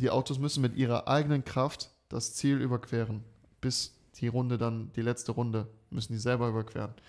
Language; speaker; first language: German; native; German